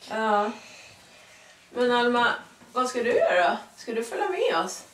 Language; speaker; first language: Swedish; native; Swedish